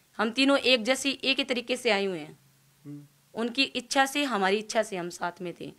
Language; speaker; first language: Hindi; native; Hindi